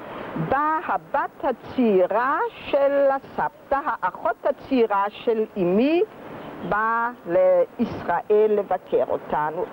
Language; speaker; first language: Hebrew; early bilingual, other home language; German